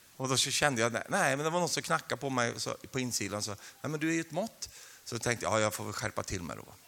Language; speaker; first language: Swedish; native; Swedish